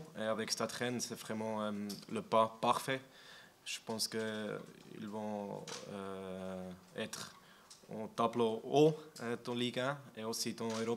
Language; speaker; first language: French; non-native, learner; German